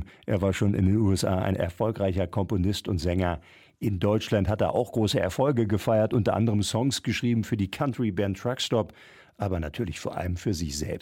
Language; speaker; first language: German; native; German